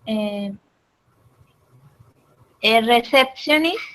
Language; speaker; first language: English; non-native, learner; Spanish